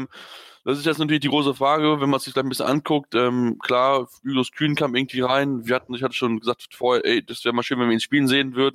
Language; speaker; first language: German; native; German